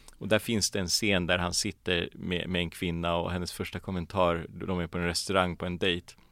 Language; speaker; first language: Swedish; early bilingual, other home language; Polish